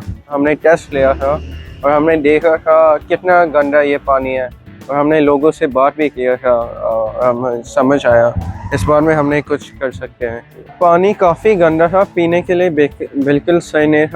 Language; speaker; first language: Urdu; non-native, fluent; English